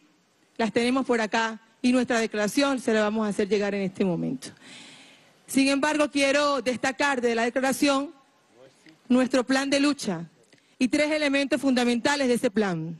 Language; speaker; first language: Spanish; native; Spanish